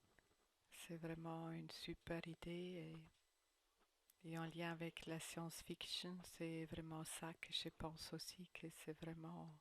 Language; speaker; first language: French; non-native, fluent; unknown